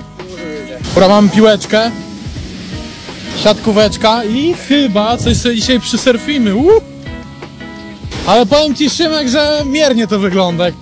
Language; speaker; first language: Polish; native; Polish